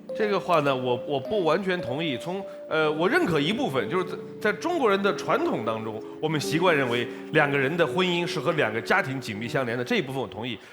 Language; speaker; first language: Chinese; native; Chinese